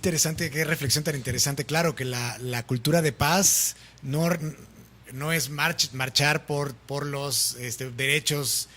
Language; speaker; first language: Spanish; native; Spanish